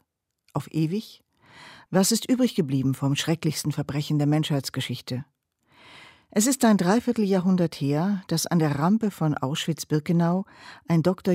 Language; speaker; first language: German; native; German